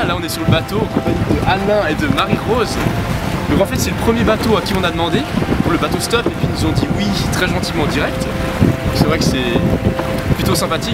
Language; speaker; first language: French; native; French